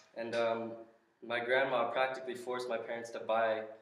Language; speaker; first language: English; native; English